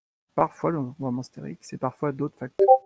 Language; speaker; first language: French; native; French